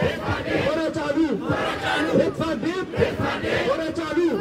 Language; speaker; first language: Norwegian; non-native, learner; Oromo